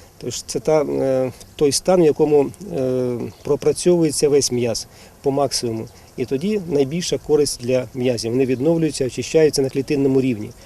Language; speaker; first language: Ukrainian; non-native, local second language; Russian